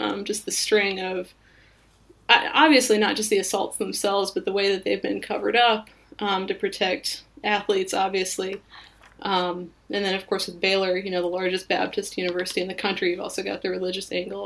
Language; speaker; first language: English; native; English